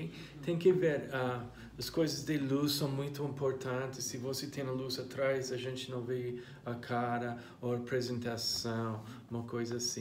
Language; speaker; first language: Portuguese; non-native, fluent; English